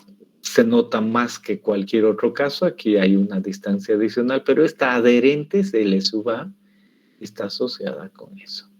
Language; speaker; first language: Spanish; native; Spanish